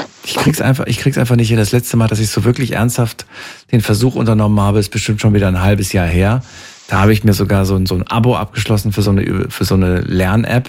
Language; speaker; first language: German; native; German